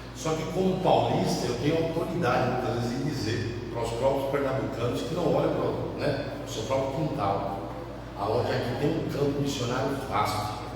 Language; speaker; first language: Portuguese; native; Portuguese